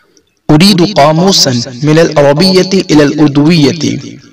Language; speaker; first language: Arabic; non-native, fluent; Urdu